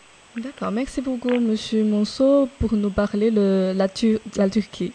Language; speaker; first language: French; non-native, fluent; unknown